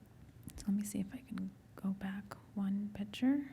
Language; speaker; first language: English; native; English